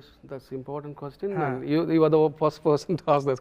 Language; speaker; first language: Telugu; non-native, learner; Tamil